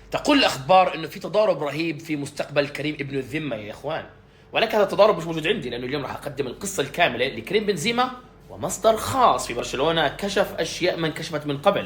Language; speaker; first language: Arabic; native; Arabic